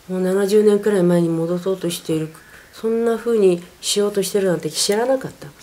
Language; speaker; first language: Japanese; native; Japanese